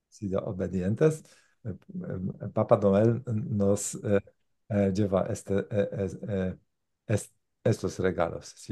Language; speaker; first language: Spanish; non-native, learner; Polish